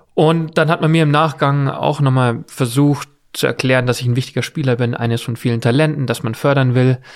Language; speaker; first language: German; native; German